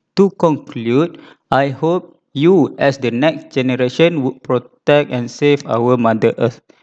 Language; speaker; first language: English; non-native, local second language; Malay